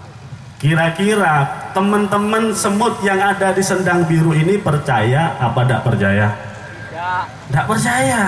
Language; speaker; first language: Indonesian; non-native, local second language; Javanese